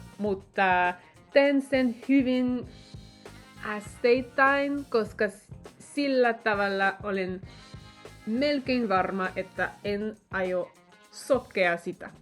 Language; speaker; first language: Finnish; non-native, fluent; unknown